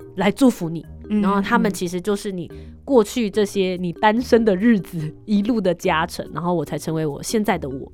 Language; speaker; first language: Chinese; native; Chinese